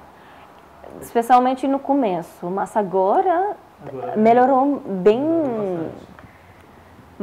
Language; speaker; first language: Portuguese; non-native, learner; Arabic